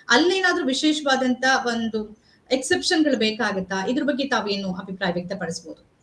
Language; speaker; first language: Kannada; native; Kannada